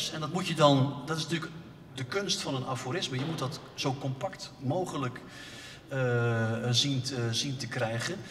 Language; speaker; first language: Dutch; native; Dutch